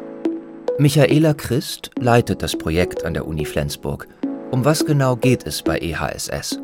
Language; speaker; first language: German; native; German